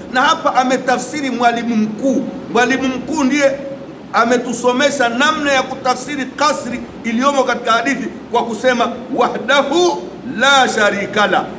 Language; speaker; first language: Swahili; native; Swahili